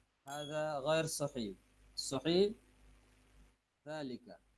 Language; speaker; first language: Arabic; non-native, fluent; Bangla